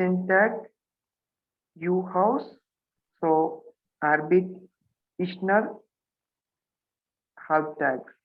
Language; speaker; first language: German; non-native, learner; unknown